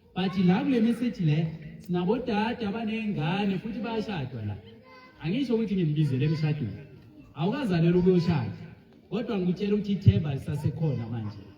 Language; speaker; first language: Zulu; non-native, local second language; Swati